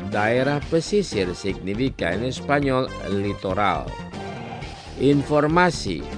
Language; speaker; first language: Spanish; non-native, fluent; Indonesian